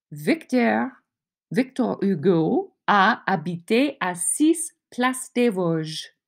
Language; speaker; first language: French; non-native, fluent; English